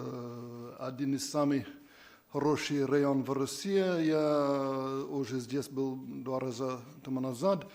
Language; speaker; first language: Russian; non-native, learner; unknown